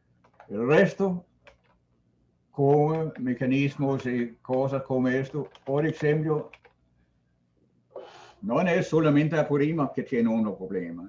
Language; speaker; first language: Spanish; non-native, fluent; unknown